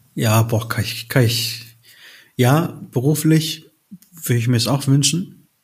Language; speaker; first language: German; early bilingual, other home language; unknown